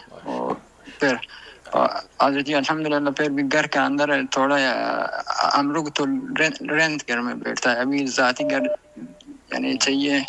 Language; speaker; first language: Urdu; non-native, learner; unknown